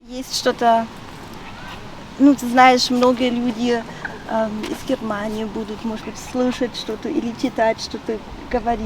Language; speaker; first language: Russian; early bilingual, heritage; Russian